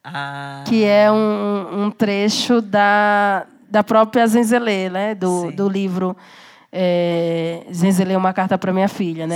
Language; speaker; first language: Portuguese; native; Portuguese